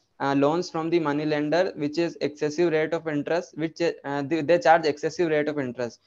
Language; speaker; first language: English; non-native, local second language; Hindi